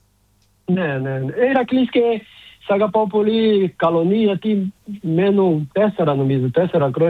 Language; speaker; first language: Greek; non-native, learner; Portuguese